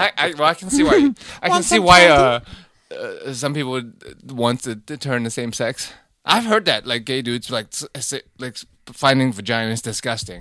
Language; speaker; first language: English; native; English